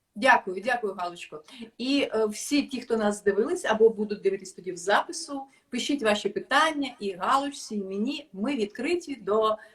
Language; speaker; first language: Ukrainian; non-native, local second language; Russian